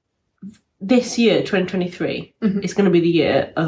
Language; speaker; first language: English; native; English